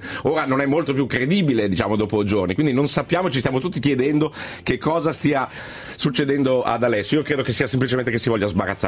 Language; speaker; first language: Italian; native; Italian